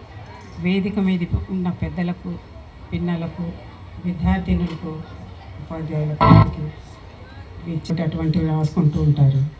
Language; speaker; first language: Telugu; native; Telugu